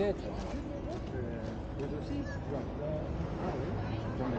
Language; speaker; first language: French; non-native, local second language; Dutch